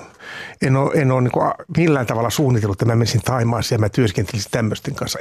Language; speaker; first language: Finnish; native; Finnish